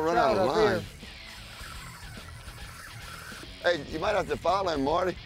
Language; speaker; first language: English; native; English